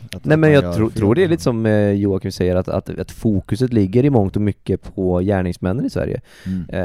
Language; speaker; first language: Swedish; native; Swedish